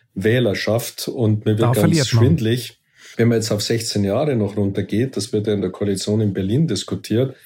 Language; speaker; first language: German; native; German